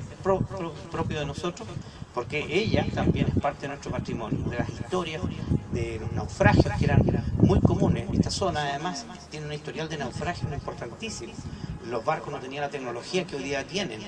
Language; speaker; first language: Spanish; native; Spanish